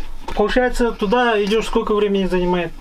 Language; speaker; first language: Russian; native; Russian